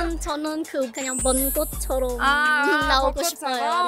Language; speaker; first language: Korean; non-native, learner; Vietnamese